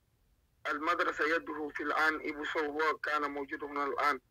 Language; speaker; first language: Arabic; non-native, learner; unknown